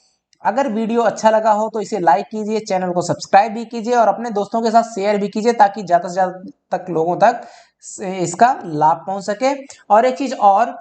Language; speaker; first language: Hindi; native; Hindi